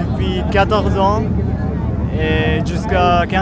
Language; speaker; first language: French; non-native, learner; Japanese